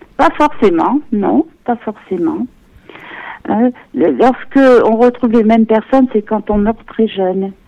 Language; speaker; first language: French; native; French